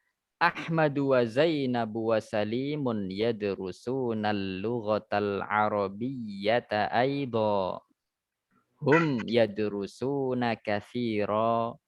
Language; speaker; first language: Arabic; non-native, fluent; Indonesian